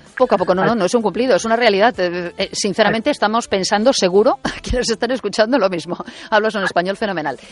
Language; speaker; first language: Spanish; native; Spanish